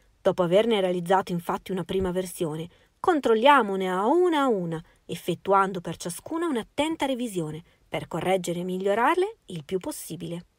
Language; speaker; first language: Italian; native; Italian